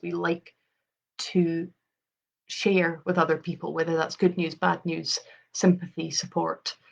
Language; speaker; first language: English; native; English